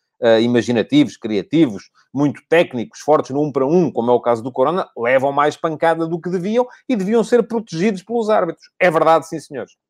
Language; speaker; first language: Portuguese; native; Portuguese